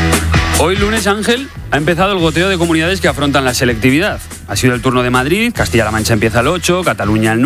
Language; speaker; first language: Spanish; native; Spanish